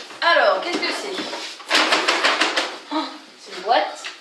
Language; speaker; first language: French; native; French